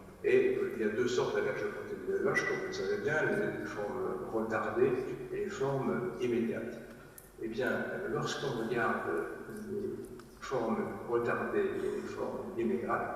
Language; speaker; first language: French; native; French